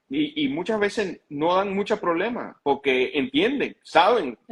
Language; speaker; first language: Spanish; early bilingual, heritage; Spanish